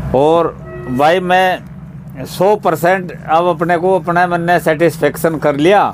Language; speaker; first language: Hindi; native; Hindi